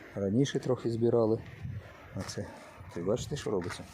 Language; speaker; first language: Ukrainian; non-native, fluent; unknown